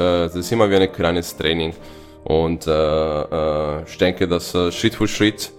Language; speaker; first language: German; non-native, fluent; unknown